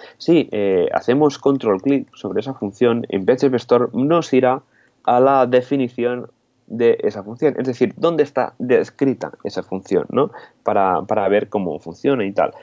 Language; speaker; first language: Spanish; non-native, local second language; Catalan